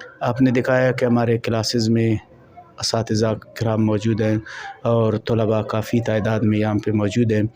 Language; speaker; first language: Urdu; non-native, local second language; Baluchi